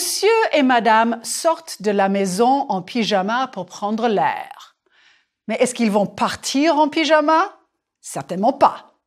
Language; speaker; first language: French; non-native, fluent; English